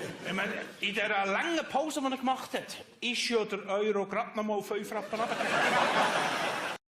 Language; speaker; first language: German; native; German